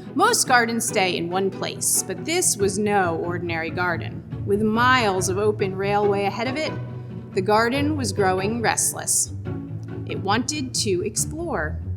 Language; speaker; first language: English; native; English